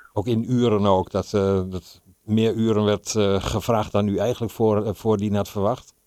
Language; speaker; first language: Dutch; native; Dutch